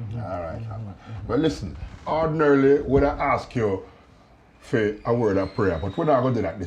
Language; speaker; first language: English; native; English